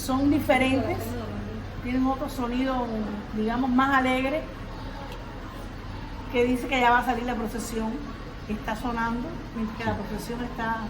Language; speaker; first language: Spanish; native; Spanish